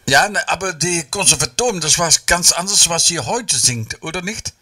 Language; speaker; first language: German; non-native, learner; Dutch